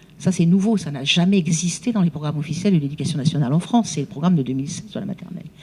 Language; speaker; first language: French; native; French